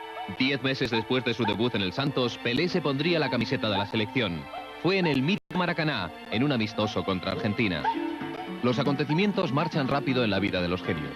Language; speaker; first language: Spanish; native; Spanish